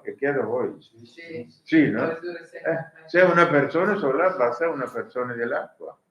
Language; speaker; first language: Italian; non-native, learner; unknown